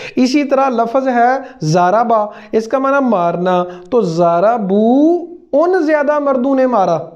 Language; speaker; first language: Urdu; native; Urdu